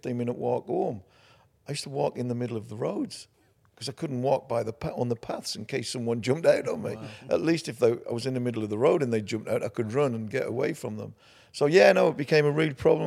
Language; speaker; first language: English; native; English